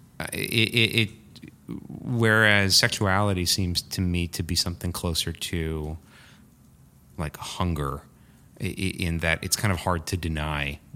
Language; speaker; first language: English; native; English